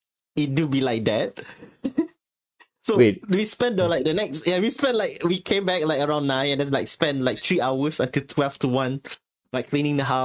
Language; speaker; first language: English; non-native, local second language; Malay